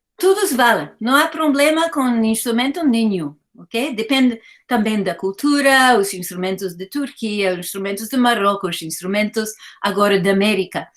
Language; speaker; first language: Portuguese; non-native, fluent; English